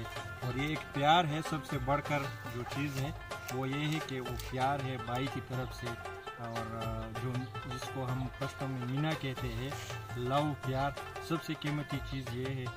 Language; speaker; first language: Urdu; non-native, local second language; Pashto